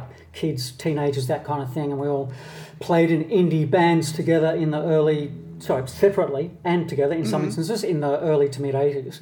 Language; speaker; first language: English; native; English